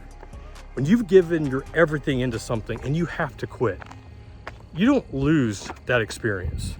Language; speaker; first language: English; native; English